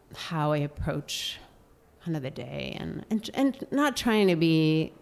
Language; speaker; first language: English; non-native, fluent; Spanish